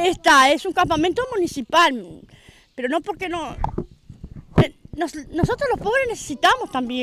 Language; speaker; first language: Spanish; native; Spanish